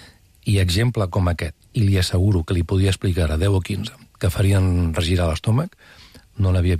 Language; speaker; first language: Catalan; native; Catalan